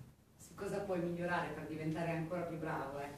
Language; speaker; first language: Italian; native; Italian